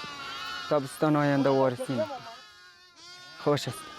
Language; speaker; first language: Persian; non-native, local second language; Kyrgyz